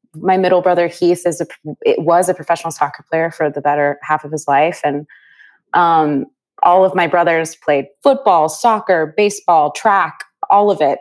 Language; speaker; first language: English; native; English